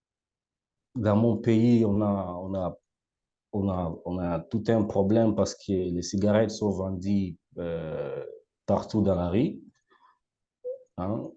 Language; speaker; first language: French; non-native, local second language; Lingala